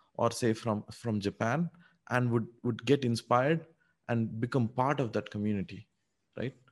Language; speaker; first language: English; non-native, local second language; Tamil